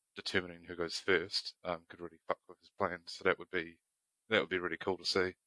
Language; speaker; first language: English; native; English